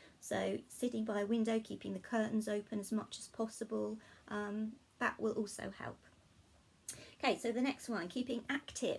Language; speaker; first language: English; native; English